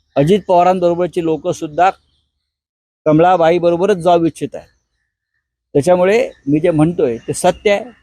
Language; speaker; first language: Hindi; non-native, local second language; Marathi